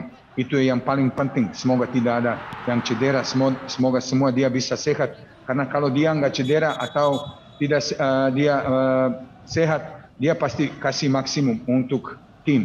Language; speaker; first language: Indonesian; non-native, fluent; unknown